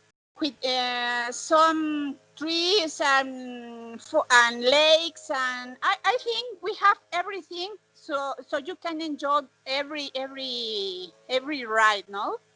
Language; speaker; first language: English; non-native, learner; Spanish